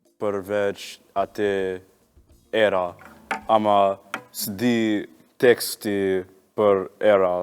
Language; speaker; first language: Albanian; non-native, learner; English